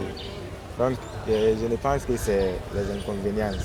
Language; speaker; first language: French; non-native, learner; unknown